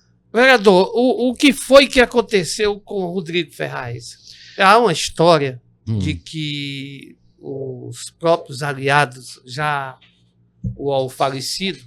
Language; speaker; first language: Portuguese; native; Portuguese